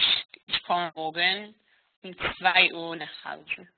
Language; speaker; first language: German; non-native, learner; Hebrew